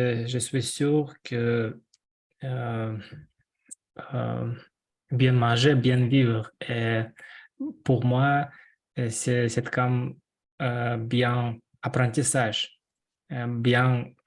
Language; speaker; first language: French; non-native, learner; Russian